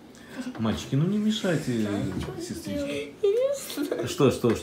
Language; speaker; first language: Russian; native; Russian